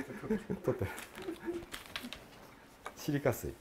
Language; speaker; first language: Japanese; native; Japanese